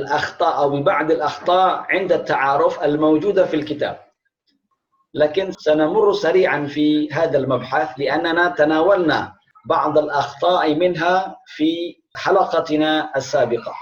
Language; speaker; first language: Arabic; non-native, fluent; Indonesian